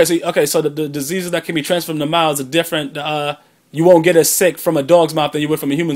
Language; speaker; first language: English; native; English